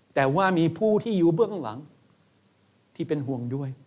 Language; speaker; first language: Thai; non-native, fluent; English